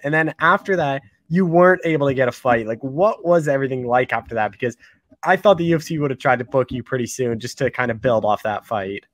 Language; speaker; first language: English; native; English